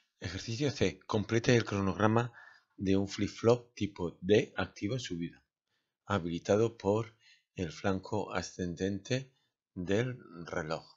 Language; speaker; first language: Spanish; native; Spanish